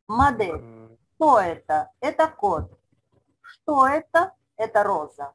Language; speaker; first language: Russian; non-native, fluent; Spanish